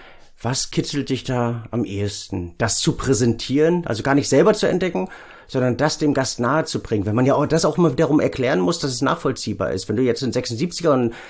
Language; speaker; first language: German; native; German